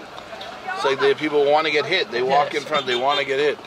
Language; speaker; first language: English; native; English